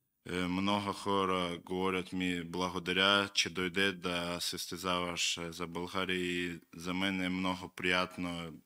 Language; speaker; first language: Bulgarian; non-native, learner; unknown